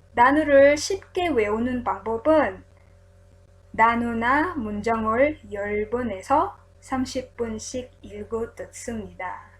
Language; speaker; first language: Korean; non-native, learner; Filipino